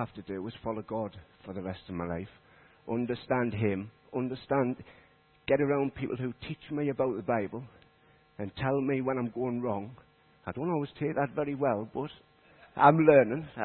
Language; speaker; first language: English; native; English